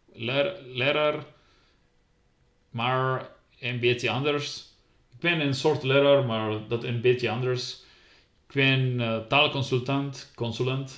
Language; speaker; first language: Dutch; non-native, learner; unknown